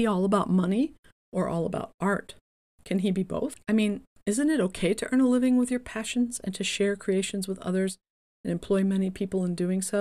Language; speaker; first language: English; native; English